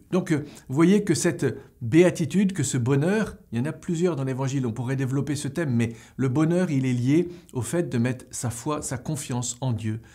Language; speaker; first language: French; native; French